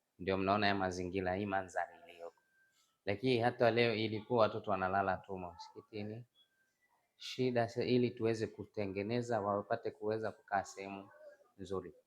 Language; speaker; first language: Swahili; non-native, local second language; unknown